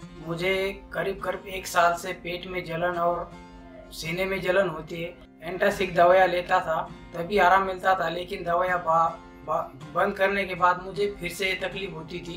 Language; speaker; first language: Hindi; non-native, local second language; Marathi